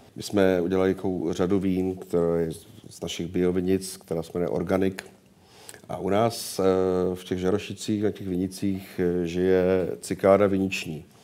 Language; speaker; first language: Czech; native; Czech